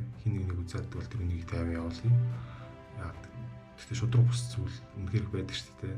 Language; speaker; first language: Mongolian; native; Mongolian